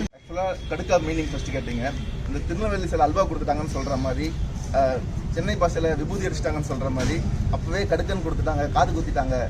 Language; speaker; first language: Tamil; native; Tamil